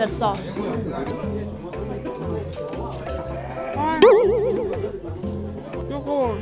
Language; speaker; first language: Korean; non-native, learner; Cantonese